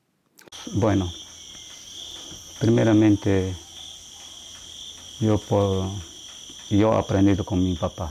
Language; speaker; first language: Spanish; non-native, local second language; Shipibo-Conibo